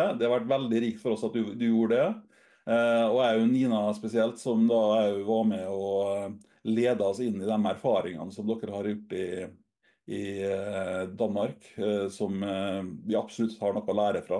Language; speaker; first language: Norwegian; native; Norwegian